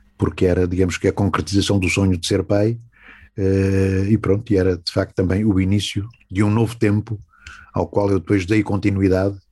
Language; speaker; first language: Portuguese; native; Portuguese